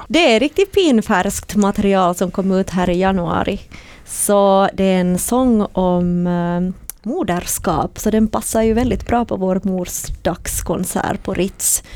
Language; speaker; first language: Swedish; native; Swedish